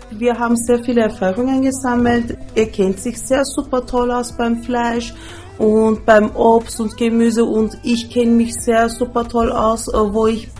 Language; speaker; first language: German; early bilingual, other home language; Turkish